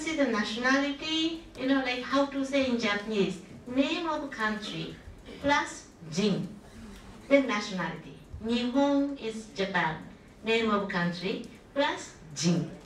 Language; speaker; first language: English; non-native, local second language; Japanese